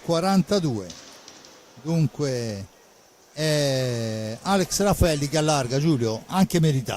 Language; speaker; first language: Italian; native; Italian